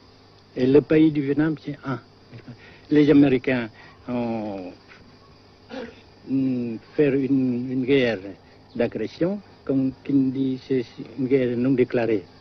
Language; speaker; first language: French; non-native, fluent; Vietnamese